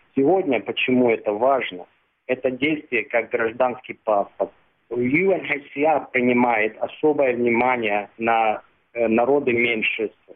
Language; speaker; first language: Russian; non-native, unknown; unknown